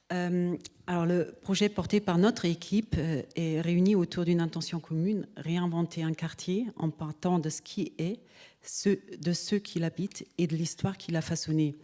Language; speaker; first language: French; native; French